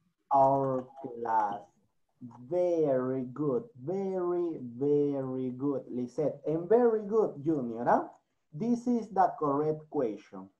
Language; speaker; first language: English; non-native, learner; Spanish